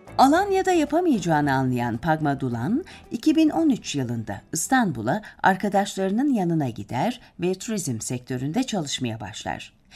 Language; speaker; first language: Turkish; native; Turkish